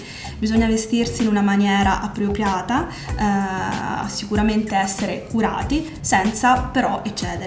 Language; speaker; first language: Italian; native; Italian